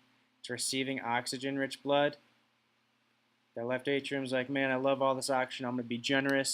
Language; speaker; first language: English; native; English